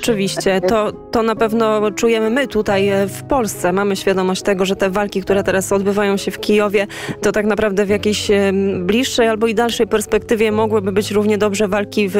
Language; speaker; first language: Polish; native; Polish